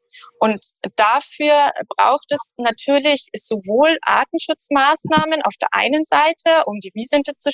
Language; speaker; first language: German; native; German